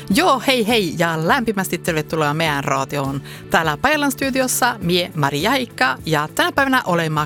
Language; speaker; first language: Finnish; native; Finnish